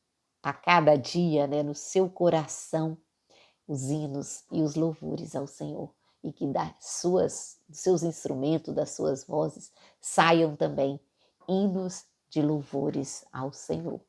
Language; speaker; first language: Portuguese; native; Portuguese